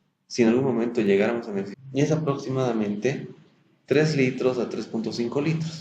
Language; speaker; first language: Spanish; native; Spanish